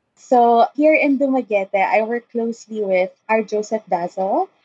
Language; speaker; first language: English; non-native, local second language; Chavacano